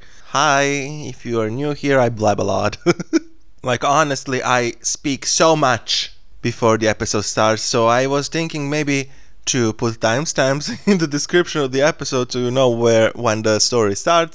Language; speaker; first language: English; non-native, fluent; Serbian